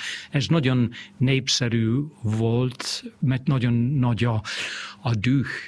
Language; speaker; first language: Hungarian; non-native, fluent; English